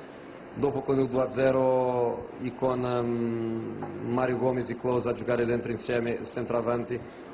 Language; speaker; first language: Italian; non-native, fluent; Portuguese